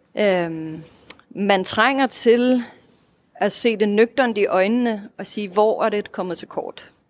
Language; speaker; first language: Danish; non-native, fluent; Russian